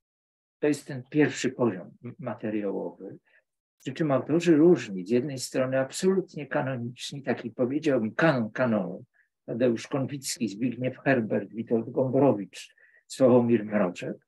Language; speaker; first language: Polish; native; Polish